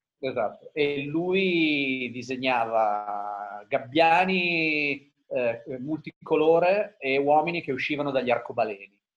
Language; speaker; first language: Italian; native; Italian